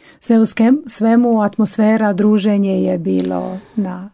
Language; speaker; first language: Croatian; native; Croatian